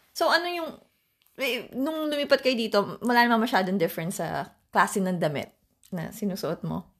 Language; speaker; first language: English; non-native, local second language; Filipino